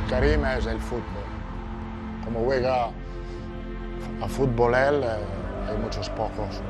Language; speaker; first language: Spanish; non-native, fluent; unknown